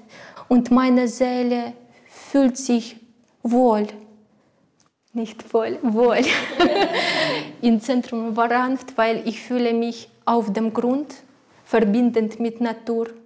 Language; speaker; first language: German; non-native, learner; Ukrainian